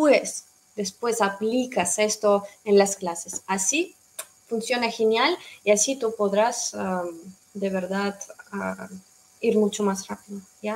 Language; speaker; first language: Spanish; non-native, fluent; Russian